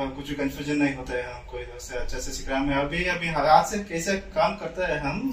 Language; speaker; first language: Hindi; non-native, local second language; Kannada